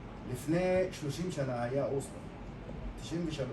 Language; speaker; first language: Hebrew; non-native, local second language; Arabic